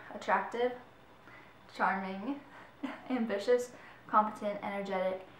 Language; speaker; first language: English; native; English